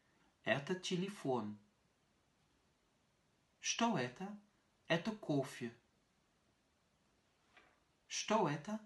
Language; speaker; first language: Russian; non-native, fluent; French